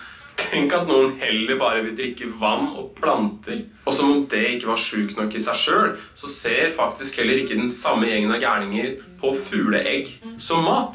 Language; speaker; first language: Norwegian; native; Norwegian